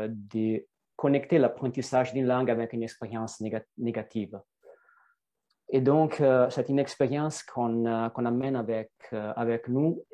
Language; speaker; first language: French; non-native, fluent; Italian